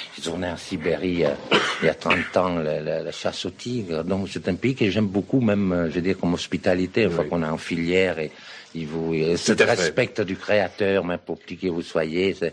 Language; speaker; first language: French; non-native, fluent; Serbian